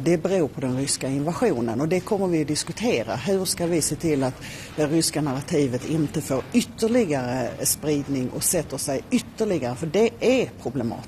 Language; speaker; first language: Swedish; native; Swedish